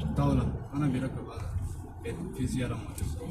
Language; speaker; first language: Arabic; non-native, learner; Hindi